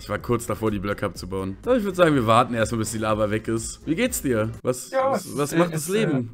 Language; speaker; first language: German; native; German